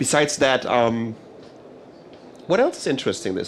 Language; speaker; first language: English; non-native, fluent; German